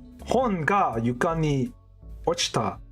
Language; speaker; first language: Japanese; non-native, learner; English